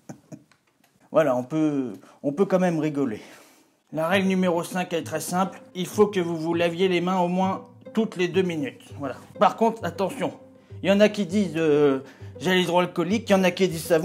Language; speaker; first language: French; native; French